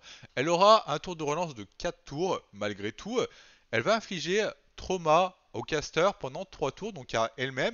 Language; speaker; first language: French; native; French